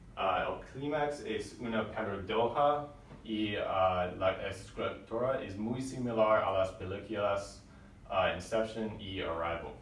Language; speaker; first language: Spanish; non-native, learner; English